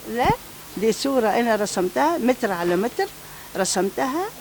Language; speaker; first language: Arabic; native; Arabic